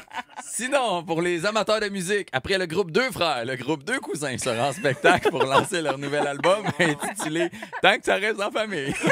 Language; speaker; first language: French; native; French